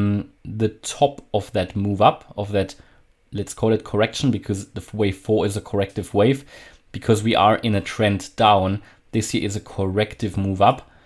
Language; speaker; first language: English; non-native, fluent; German